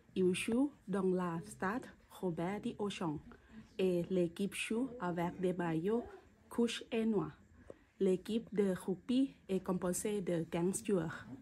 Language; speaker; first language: French; non-native, learner; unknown